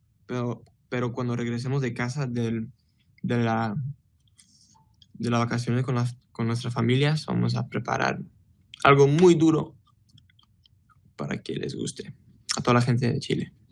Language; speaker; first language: Spanish; early bilingual, heritage; Spanish